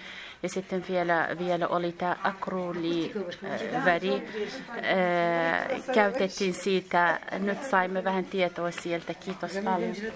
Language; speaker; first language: Finnish; non-native, learner; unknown